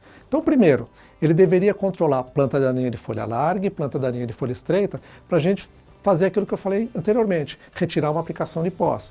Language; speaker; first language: Portuguese; native; Portuguese